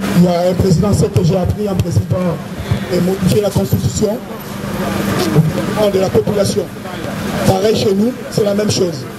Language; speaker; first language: French; non-native, local second language; Lingala